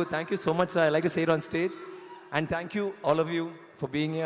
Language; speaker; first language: Telugu; non-native, fluent; Tamil